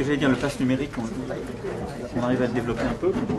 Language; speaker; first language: French; native; French